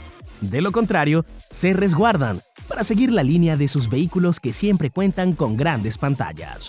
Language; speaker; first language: Spanish; native; Spanish